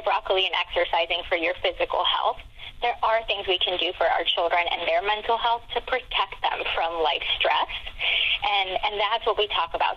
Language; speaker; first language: English; non-native, fluent; Spanish